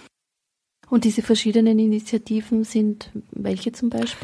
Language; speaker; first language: German; native; German